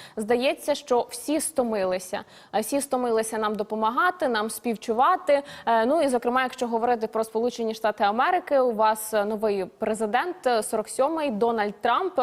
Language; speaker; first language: Ukrainian; native; Ukrainian